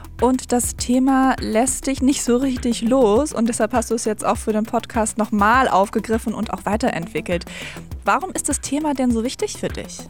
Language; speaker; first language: German; native; German